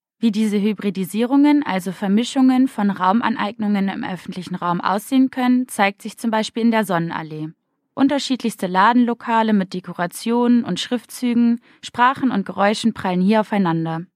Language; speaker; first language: German; native; German